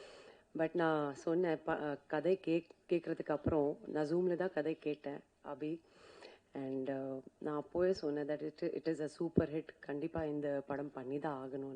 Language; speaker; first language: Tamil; non-native, fluent; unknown